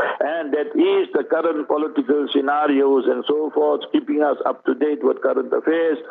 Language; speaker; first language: English; early bilingual, other home language; Urdu